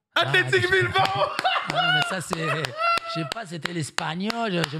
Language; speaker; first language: French; non-native, fluent; Spanish